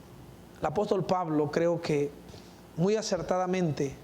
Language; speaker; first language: Spanish; native; Spanish